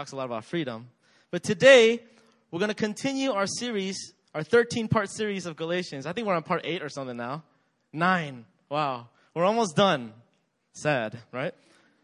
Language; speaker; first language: English; native; English